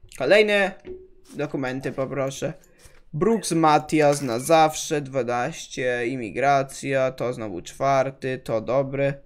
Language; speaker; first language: Polish; native; Polish